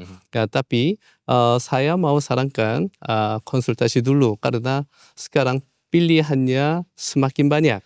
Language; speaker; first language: Indonesian; non-native, learner; Korean